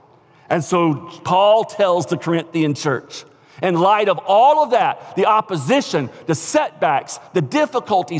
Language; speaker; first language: English; native; English